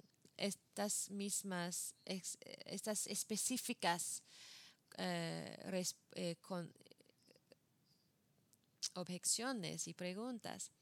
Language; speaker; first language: Spanish; non-native, fluent; English